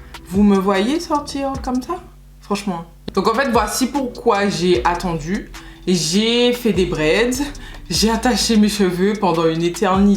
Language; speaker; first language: French; native; French